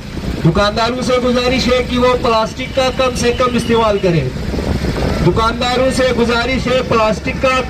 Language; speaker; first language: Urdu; non-native, local second language; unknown